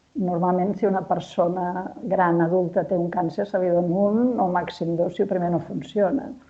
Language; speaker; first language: Catalan; native; Catalan